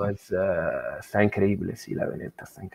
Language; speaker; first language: Spanish; non-native, fluent; Italian